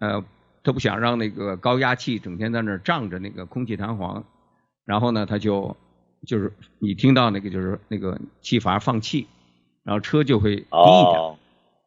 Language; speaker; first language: Chinese; native; Chinese